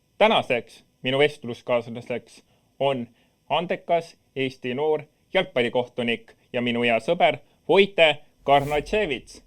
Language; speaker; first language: Estonian; native; Estonian